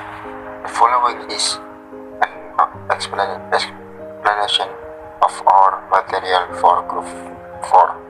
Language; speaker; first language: English; non-native, learner; Indonesian